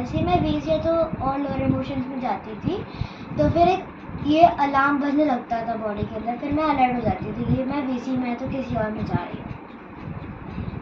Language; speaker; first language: Hindi; native; Hindi